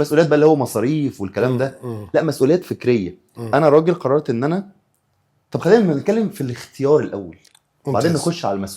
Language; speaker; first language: Arabic; native; Arabic